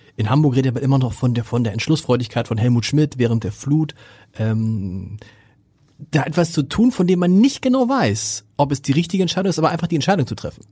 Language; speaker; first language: German; native; German